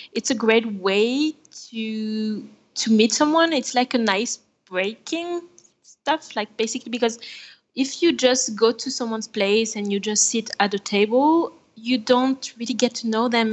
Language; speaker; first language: English; non-native, fluent; French